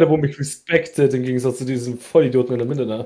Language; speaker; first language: German; native; German